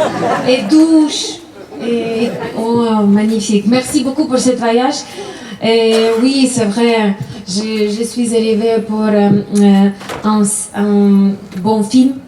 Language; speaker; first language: French; non-native, learner; Russian